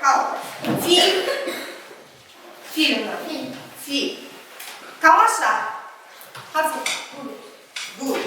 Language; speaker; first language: English; non-native, learner; Kazakh